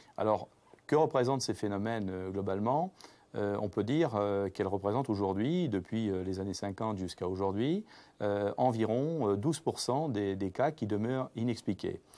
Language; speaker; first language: French; native; French